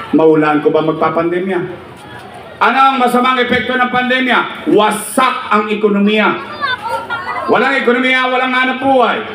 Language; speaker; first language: Filipino; native; Filipino